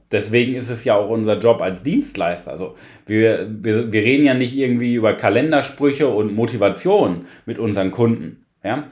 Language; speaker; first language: German; native; German